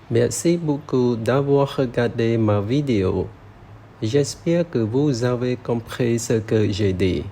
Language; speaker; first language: French; non-native, learner; Khmer